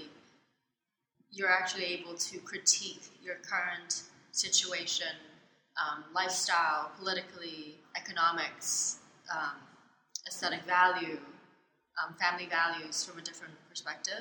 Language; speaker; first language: English; non-native, local second language; Cantonese